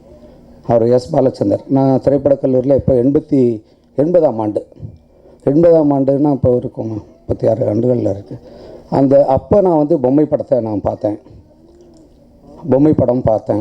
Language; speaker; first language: Tamil; native; Tamil